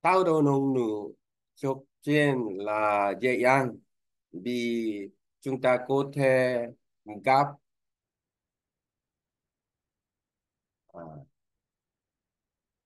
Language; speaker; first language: Vietnamese; non-native, learner; Korean